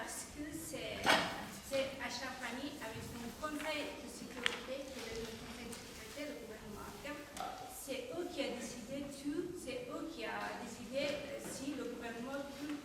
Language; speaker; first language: French; non-native, fluent; Persian